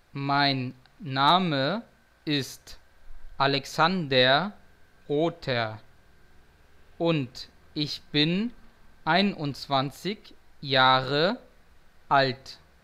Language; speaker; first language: German; non-native, fluent; Portuguese